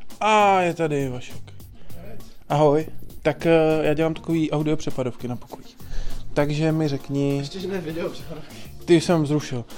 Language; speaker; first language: Czech; native; Czech